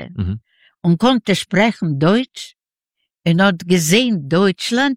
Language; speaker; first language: German; non-native, learner; Yiddish